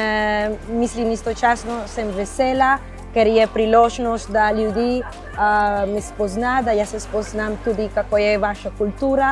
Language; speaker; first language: Slovenian; non-native, fluent; Spanish